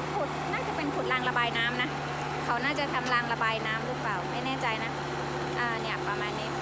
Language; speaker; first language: Thai; native; Thai